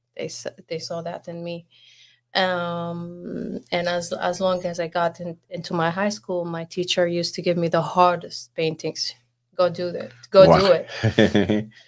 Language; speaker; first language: English; non-native, fluent; Arabic